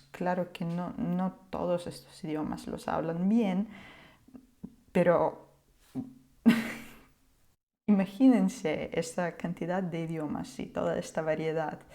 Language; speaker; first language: Spanish; non-native, fluent; Ukrainian